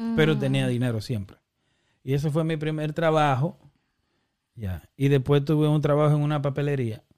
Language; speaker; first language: Spanish; native; Spanish